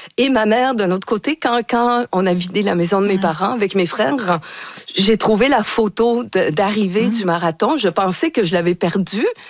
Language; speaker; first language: French; native; French